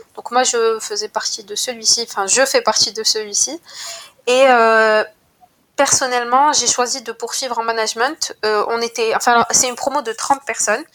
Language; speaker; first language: French; non-native, local second language; Arabic